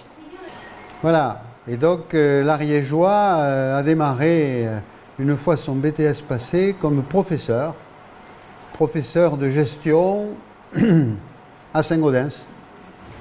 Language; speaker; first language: French; native; French